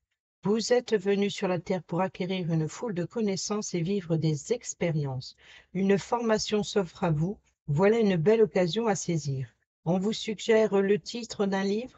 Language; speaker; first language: French; native; French